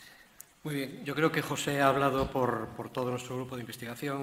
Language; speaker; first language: Spanish; native; Spanish